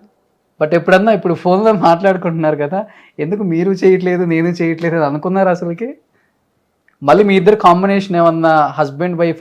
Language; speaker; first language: Telugu; native; Telugu